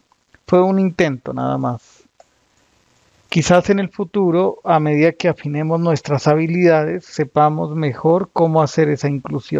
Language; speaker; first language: Spanish; native; Spanish